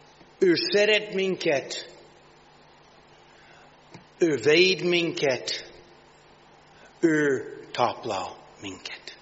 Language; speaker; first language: Hungarian; non-native, learner; English